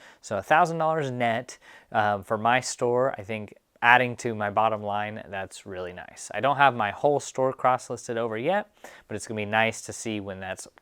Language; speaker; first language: English; native; English